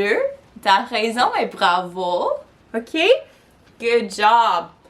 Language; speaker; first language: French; non-native, local second language; English